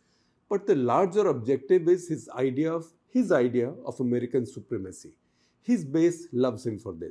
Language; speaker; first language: English; non-native, local second language; Hindi